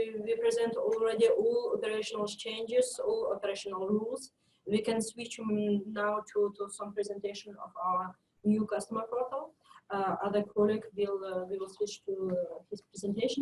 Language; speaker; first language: English; non-native, fluent; French